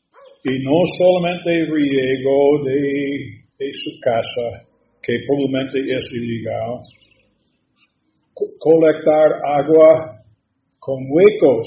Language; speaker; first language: Spanish; non-native, learner; English